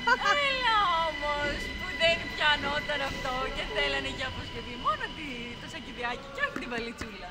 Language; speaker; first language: Greek; native; Greek